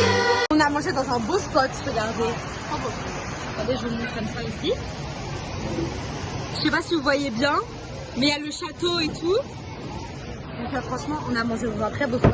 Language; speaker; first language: French; native; French